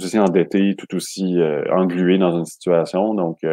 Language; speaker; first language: French; native; French